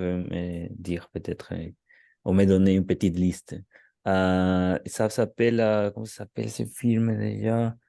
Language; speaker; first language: French; non-native, learner; Spanish